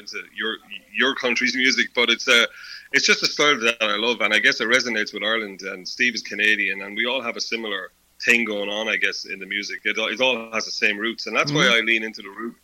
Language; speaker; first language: English; native; English